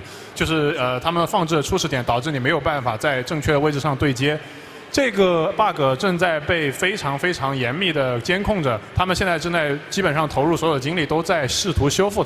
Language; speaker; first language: Chinese; native; Chinese